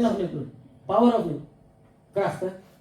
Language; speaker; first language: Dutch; non-native, fluent; Indonesian